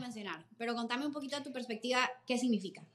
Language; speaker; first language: Spanish; native; Spanish